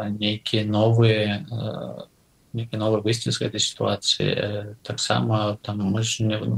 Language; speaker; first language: Belarusian; non-native, local second language; Russian